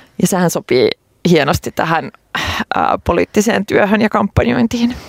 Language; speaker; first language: Finnish; non-native, local second language; Swedish